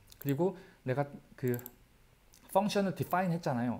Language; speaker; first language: Korean; native; Korean